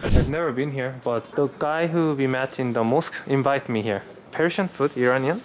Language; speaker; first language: English; non-native, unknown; Korean